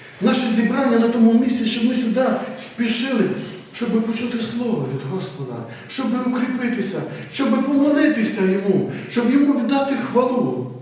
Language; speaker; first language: Ukrainian; native; Ukrainian